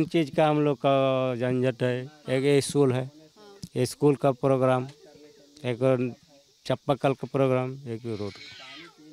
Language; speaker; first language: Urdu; non-native, local second language; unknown